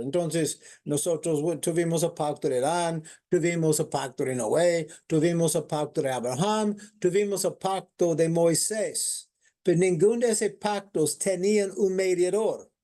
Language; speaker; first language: Spanish; non-native, fluent; English